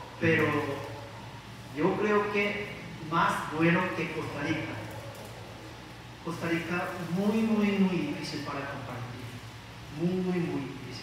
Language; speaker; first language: Spanish; non-native, learner; Korean